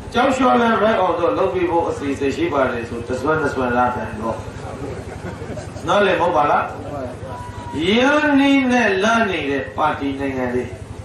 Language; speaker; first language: Burmese; native; Burmese